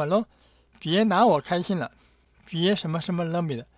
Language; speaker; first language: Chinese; non-native, fluent; Korean